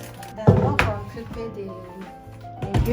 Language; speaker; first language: French; non-native, learner; Japanese